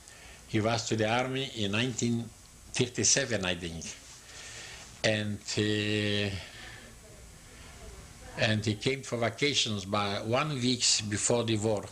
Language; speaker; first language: English; non-native, learner; Yiddish